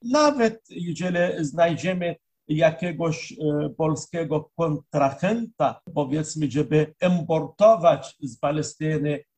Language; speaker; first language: Polish; non-native, fluent; Arabic